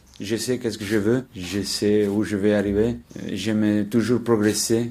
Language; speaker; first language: French; non-native, fluent; Italian